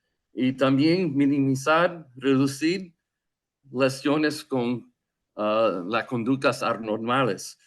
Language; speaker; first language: Spanish; non-native, fluent; English